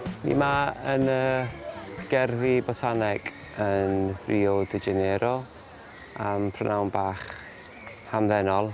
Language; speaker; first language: Welsh; native; Welsh